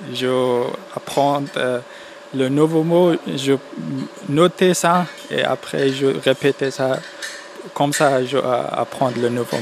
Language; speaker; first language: French; non-native, learner; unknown